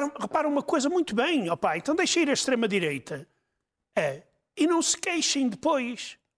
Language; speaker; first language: Portuguese; native; Portuguese